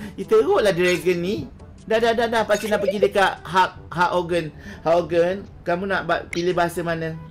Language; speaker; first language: Malay; native; Malay